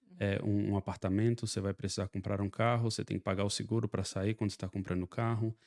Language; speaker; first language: Portuguese; native; Portuguese